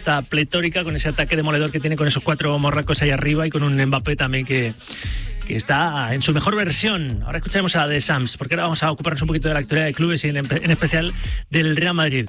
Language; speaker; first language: Spanish; native; Spanish